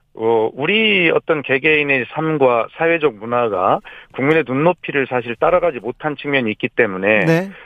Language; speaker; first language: Korean; native; Korean